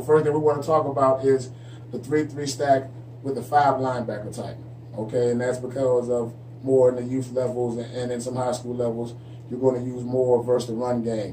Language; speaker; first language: English; native; English